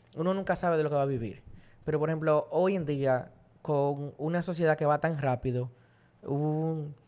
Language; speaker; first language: Spanish; native; Spanish